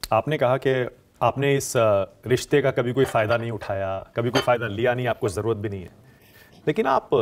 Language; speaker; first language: Hindi; native; Hindi